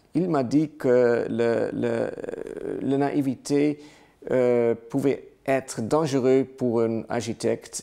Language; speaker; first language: French; non-native, learner; Dutch